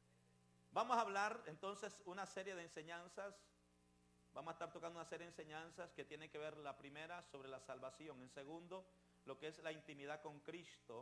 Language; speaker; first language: Spanish; native; Spanish